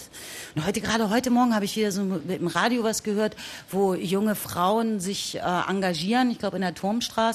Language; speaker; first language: German; native; German